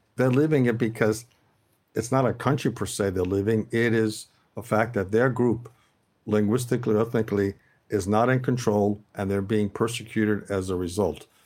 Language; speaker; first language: English; native; English